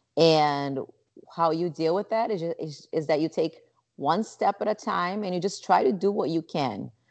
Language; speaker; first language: English; non-native, fluent; Portuguese